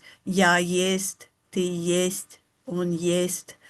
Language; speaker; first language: Russian; non-native, fluent; English